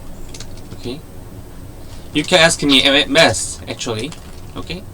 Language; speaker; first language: English; non-native, learner; Korean